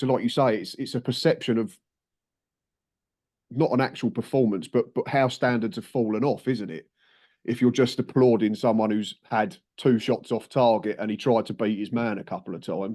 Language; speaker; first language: English; native; English